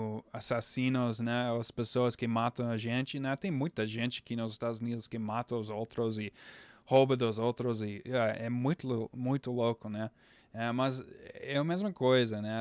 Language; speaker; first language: Portuguese; non-native, fluent; English